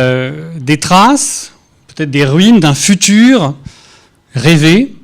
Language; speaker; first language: French; native; French